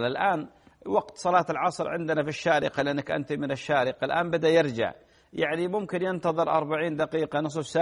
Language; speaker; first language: Arabic; native; Arabic